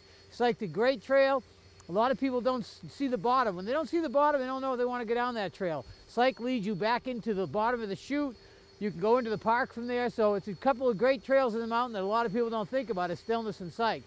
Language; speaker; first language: English; native; English